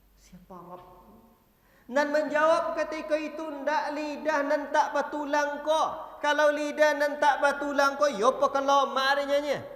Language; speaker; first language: Malay; non-native, local second language; Minangkabau